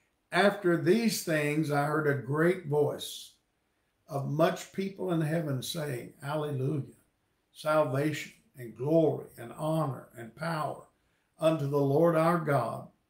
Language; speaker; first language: English; native; English